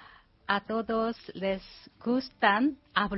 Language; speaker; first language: Spanish; non-native, learner; Korean